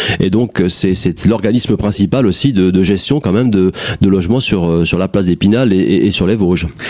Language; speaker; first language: French; native; French